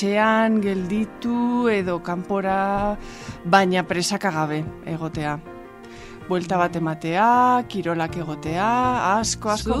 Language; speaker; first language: Basque; non-native, local second language; Spanish